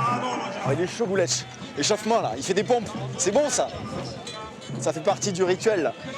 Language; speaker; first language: French; native; French